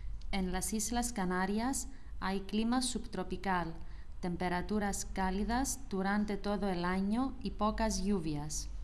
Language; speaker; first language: Spanish; non-native, learner; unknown